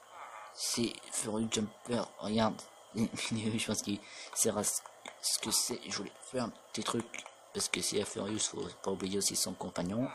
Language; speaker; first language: French; native; French